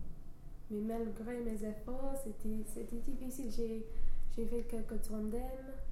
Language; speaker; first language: French; non-native, fluent; English